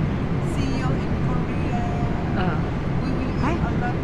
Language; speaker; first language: English; non-native, local second language; Filipino